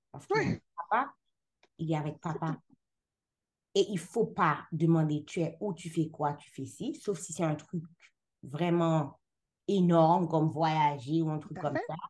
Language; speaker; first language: French; non-native, local second language; Haitian Creole